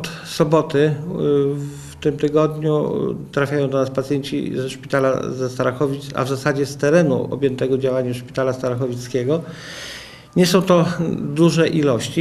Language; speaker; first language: Polish; native; Polish